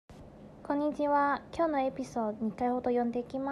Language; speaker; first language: Japanese; non-native, fluent; Chinese